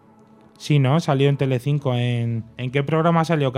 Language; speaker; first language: Spanish; native; Spanish